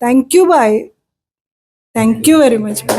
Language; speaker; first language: Hindi; non-native, local second language; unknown